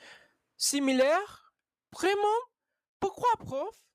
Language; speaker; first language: French; non-native, learner; Spanish